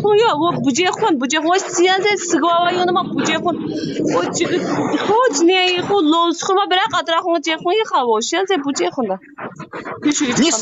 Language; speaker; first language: Chinese; non-native, local second language; Uyghur